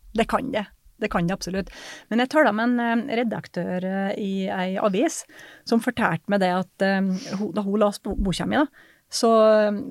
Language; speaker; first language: Norwegian; native; Norwegian